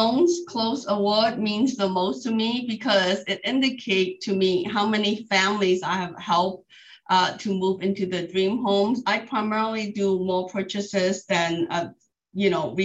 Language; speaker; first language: English; non-native, local second language; Cantonese